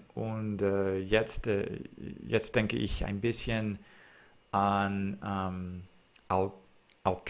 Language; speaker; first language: German; non-native, learner; English